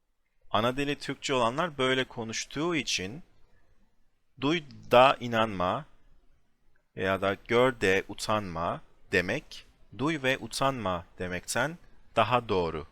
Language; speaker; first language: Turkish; non-native, fluent; English